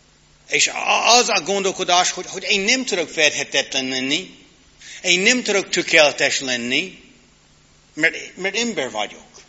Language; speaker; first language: Hungarian; non-native, learner; English